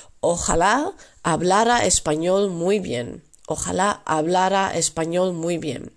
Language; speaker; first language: Spanish; non-native, fluent; Dutch